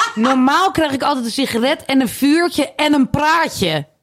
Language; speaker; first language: Dutch; native; Dutch